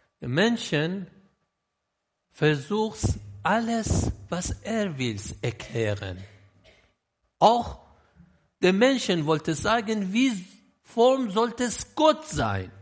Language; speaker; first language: German; non-native, learner; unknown